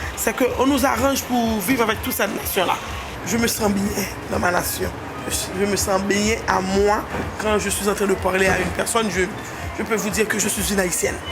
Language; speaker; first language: French; non-native, local second language; Haitian Creole